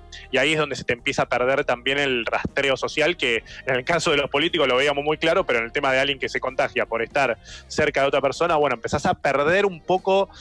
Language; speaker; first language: Spanish; native; Spanish